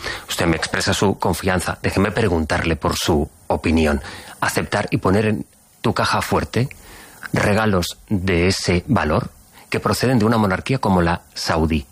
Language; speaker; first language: Spanish; native; Spanish